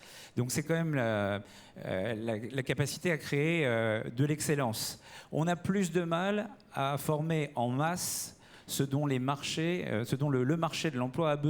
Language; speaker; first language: French; native; French